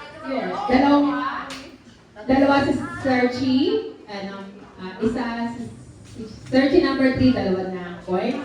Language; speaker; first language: Filipino; native; Filipino